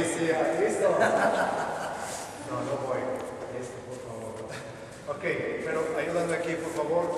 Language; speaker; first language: Spanish; non-native, learner; Portuguese